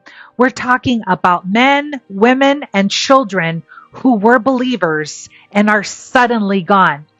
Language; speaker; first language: English; native; English